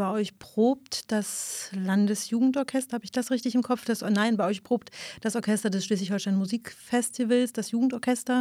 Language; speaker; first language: German; native; German